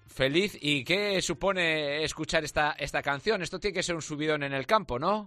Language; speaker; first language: Spanish; native; Spanish